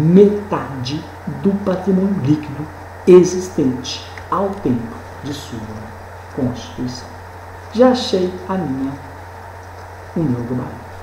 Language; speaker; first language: Portuguese; native; Portuguese